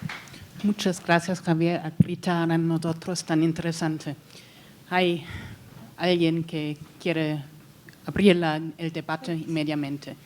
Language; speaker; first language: Spanish; non-native, learner; German